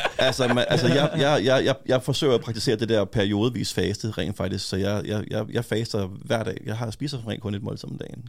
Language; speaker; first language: Danish; native; Danish